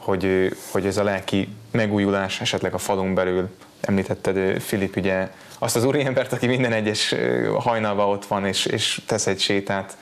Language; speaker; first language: Hungarian; native; Hungarian